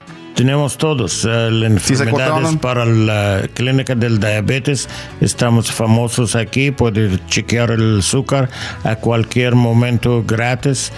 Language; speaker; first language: Spanish; non-native, learner; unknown